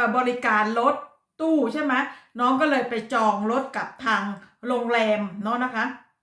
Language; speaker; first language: Thai; native; Thai